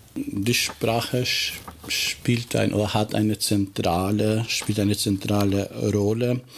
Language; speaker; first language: German; non-native, fluent; Albanian